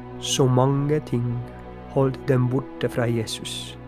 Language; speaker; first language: Norwegian; non-native, fluent; Polish